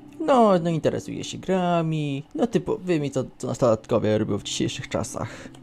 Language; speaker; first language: Polish; native; Polish